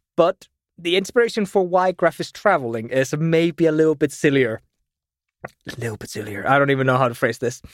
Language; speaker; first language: English; non-native, fluent; German